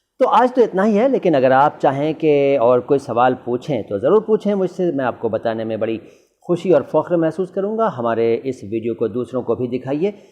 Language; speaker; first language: Urdu; native; Urdu